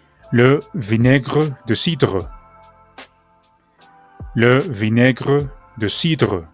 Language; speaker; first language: French; non-native, fluent; Spanish